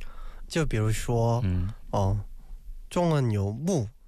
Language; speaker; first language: Chinese; non-native, learner; Korean